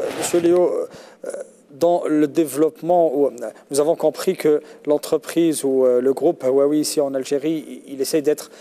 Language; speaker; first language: French; non-native, local second language; Arabic